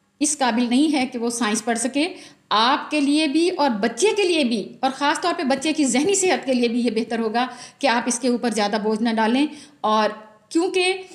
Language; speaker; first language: Urdu; non-native, local second language; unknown